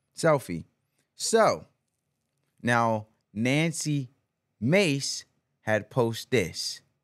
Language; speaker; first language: English; native; English